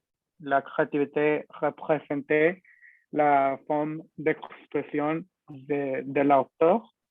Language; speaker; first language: French; non-native, learner; Spanish